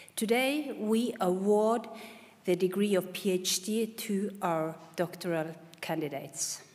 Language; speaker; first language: English; non-native, fluent; Norwegian